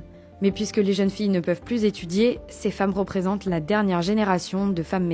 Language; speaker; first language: French; native; French